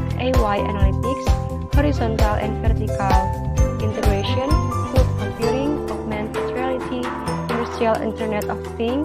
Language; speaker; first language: English; non-native, learner; Indonesian